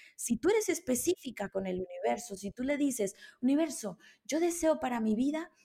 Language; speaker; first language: Spanish; native; Spanish